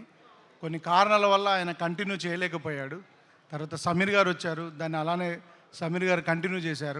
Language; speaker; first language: Telugu; native; Telugu